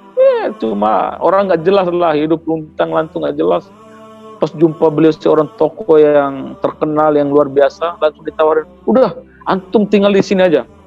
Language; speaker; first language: Indonesian; non-native, local second language; Tetum